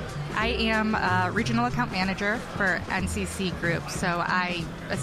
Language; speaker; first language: English; native; English